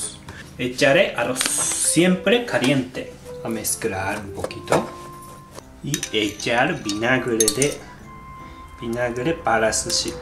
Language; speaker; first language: Spanish; non-native, fluent; Japanese